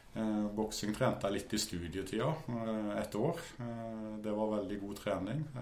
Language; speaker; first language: Norwegian; native; Norwegian